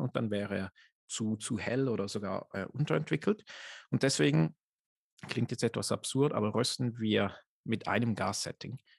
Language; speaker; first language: German; native; German